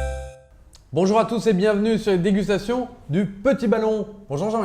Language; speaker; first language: French; native; French